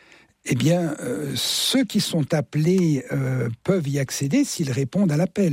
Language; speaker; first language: French; native; French